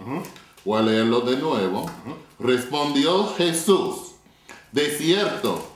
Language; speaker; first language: Spanish; non-native, fluent; English